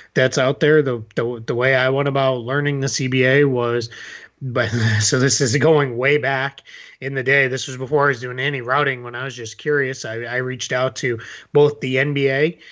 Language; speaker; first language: English; native; English